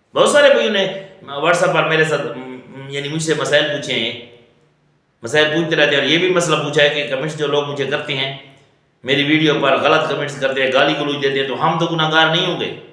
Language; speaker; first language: Urdu; non-native, local second language; Pashto